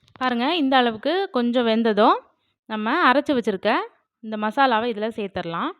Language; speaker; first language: Tamil; native; Tamil